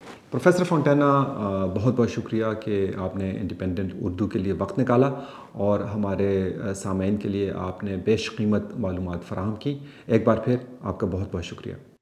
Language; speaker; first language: Urdu; native; Urdu